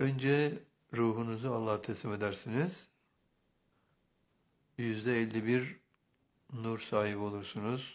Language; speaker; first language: Turkish; native; Turkish